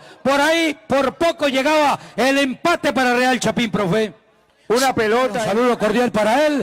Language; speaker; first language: Spanish; native; Spanish